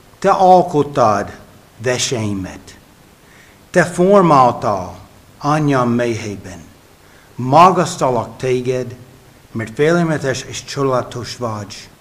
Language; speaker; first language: Hungarian; non-native, fluent; English